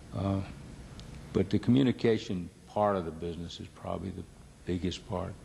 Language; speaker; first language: English; native; English